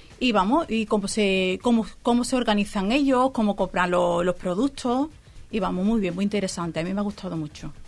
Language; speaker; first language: Spanish; native; Spanish